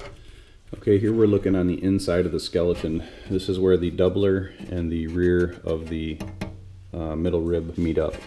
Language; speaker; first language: English; native; English